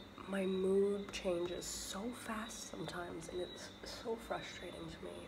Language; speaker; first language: English; native; English